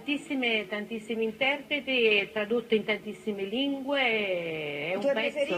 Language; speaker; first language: Italian; native; Italian